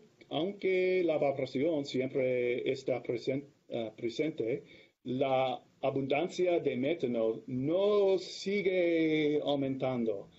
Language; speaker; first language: Spanish; non-native, learner; English